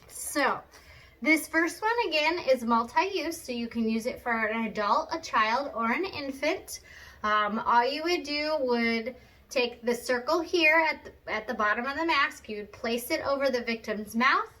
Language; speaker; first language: English; native; English